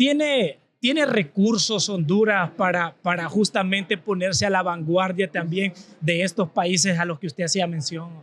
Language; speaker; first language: Spanish; native; Spanish